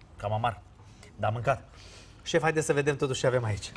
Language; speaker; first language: Romanian; native; Romanian